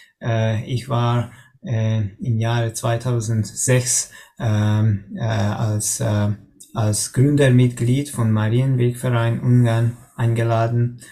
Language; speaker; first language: German; non-native, learner; Hungarian